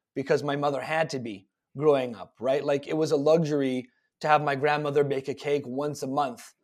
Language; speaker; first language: English; native; English